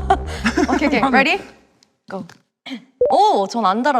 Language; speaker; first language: Korean; native; Korean